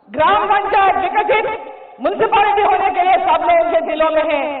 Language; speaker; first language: Hindi; non-native, local second language; Telugu